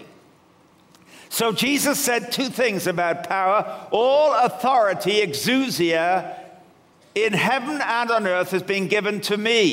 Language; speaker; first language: English; native; English